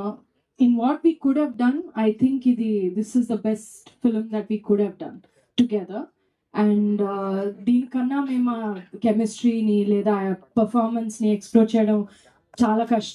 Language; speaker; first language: Telugu; non-native, fluent; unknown